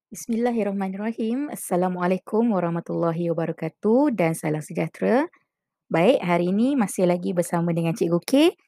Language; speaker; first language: Malay; native; Malay